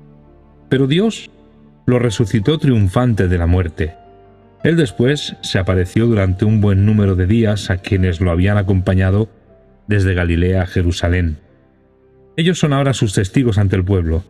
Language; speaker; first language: Spanish; native; Spanish